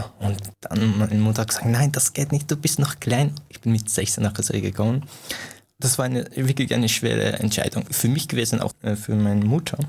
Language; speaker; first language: German; non-native, fluent; Persian